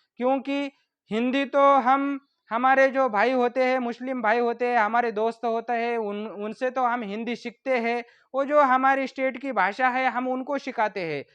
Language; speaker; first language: Hindi; non-native, local second language; Marathi